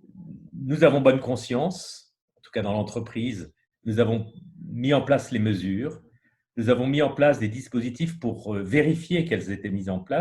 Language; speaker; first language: French; native; French